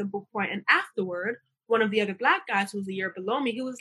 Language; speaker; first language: English; native; English